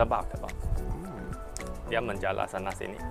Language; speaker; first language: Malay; non-native, local second language; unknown